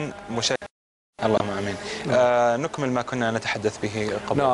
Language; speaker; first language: Arabic; native; Arabic